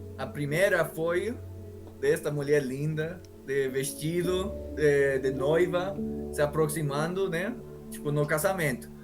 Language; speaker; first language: Portuguese; non-native, fluent; English